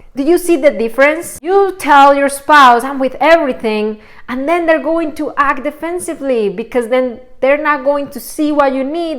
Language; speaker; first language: English; non-native, fluent; Spanish